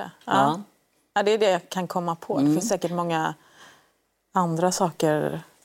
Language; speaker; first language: Swedish; early bilingual, other home language; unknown